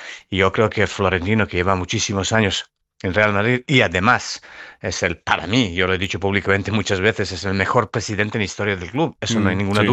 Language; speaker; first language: Spanish; non-native, fluent; Serbian